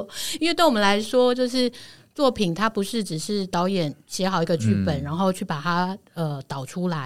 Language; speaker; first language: Chinese; native; Chinese